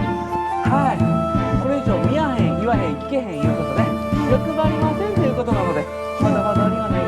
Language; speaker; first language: Japanese; native; Japanese